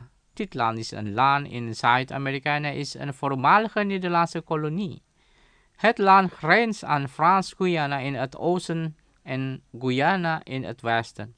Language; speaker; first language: Dutch; non-native, fluent; Indonesian